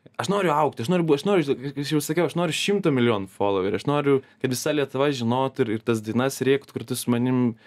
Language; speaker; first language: Lithuanian; native; Lithuanian